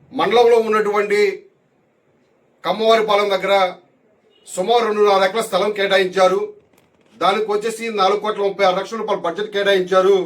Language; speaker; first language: Telugu; native; Telugu